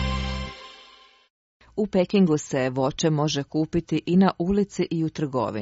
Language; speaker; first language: Croatian; native; Croatian